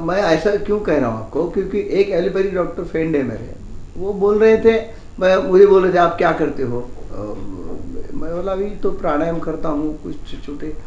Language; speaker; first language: Hindi; non-native, local second language; Marathi